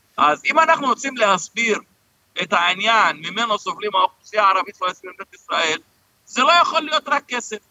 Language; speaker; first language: Hebrew; non-native, local second language; Arabic